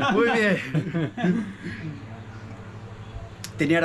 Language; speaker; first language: Spanish; non-native, fluent; Italian